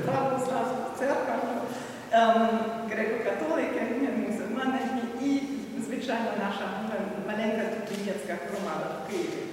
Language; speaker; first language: Ukrainian; non-native, learner; German